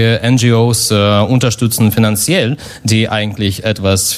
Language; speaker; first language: German; non-native, fluent; Russian